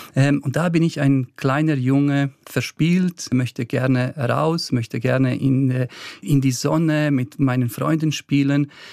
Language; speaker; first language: German; early bilingual, other home language; Bosnian